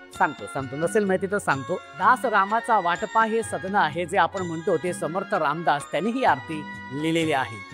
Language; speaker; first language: Marathi; native; Marathi